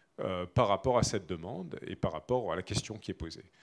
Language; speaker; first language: French; native; French